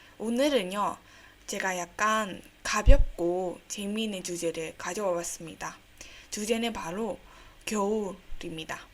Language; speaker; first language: Korean; non-native, fluent; Burmese